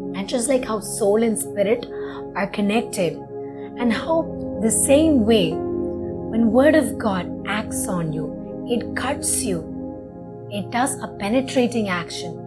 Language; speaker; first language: English; non-native, local second language; Malayalam